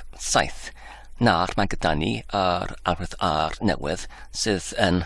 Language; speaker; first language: Welsh; non-native, learner; Polish